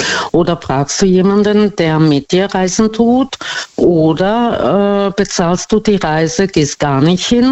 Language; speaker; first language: German; non-native, fluent; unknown